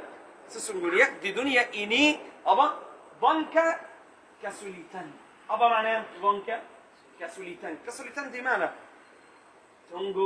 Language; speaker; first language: Indonesian; non-native, learner; Arabic